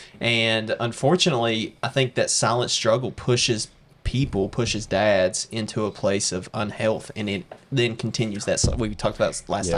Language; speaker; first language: English; native; English